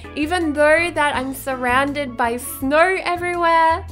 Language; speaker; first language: English; native; English